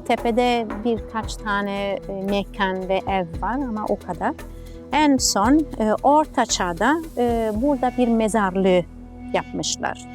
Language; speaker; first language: Turkish; non-native, learner; Italian